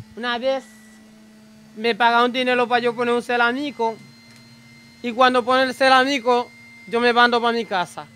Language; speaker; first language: Spanish; non-native, learner; Haitian Creole